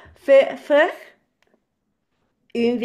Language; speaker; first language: French; non-native, learner; Chinese